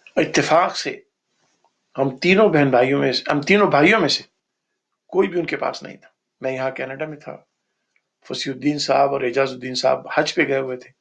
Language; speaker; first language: Urdu; native; Urdu